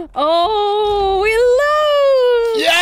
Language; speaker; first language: English; native; English